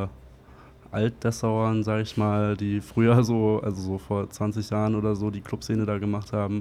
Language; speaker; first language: German; native; German